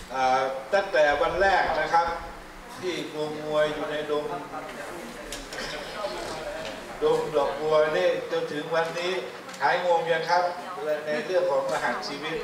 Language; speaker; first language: Thai; native; Thai